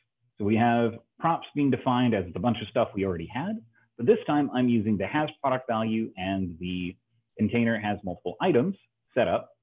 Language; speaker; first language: English; native; English